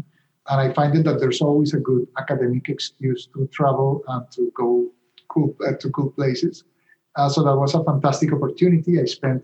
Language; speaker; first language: English; non-native, fluent; Spanish